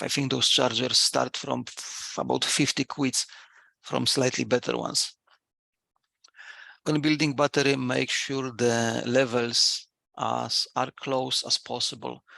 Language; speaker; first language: English; non-native, fluent; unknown